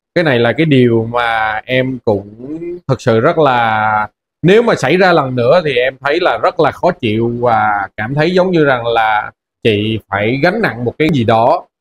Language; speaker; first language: Vietnamese; native; Vietnamese